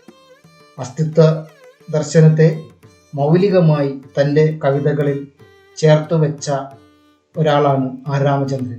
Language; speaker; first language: Malayalam; native; Malayalam